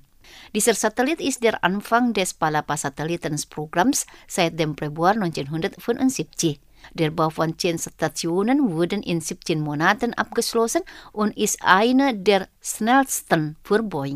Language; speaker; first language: German; non-native, fluent; Indonesian